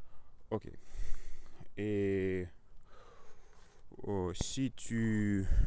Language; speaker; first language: French; non-native, learner; Russian